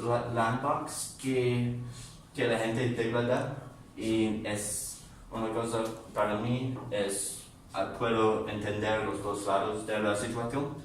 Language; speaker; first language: Spanish; non-native, learner; English